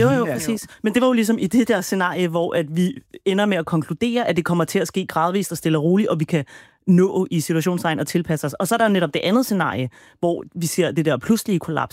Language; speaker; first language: Danish; native; Danish